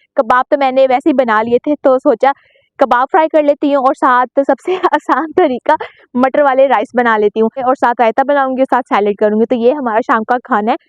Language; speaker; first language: Urdu; native; Urdu